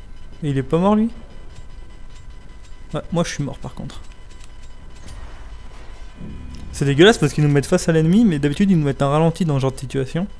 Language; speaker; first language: French; native; French